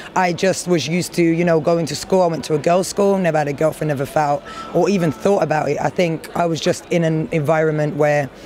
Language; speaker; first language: English; native; English